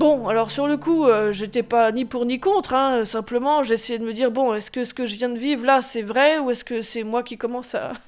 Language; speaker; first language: French; native; French